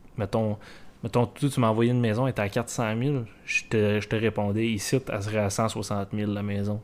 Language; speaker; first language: French; native; French